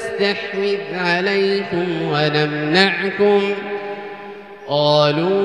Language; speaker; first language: Arabic; native; Arabic